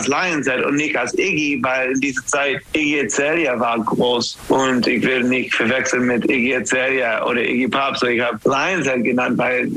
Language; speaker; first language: German; non-native, fluent; English